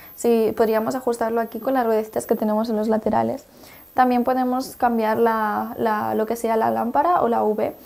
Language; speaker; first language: Spanish; native; Spanish